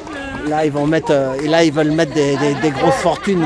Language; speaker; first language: French; native; French